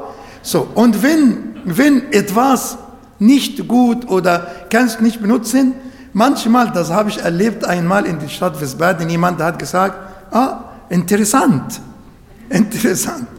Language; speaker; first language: German; non-native, fluent; Arabic